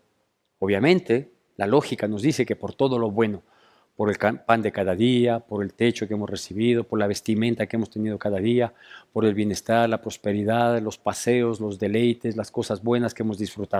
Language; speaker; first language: Spanish; native; Spanish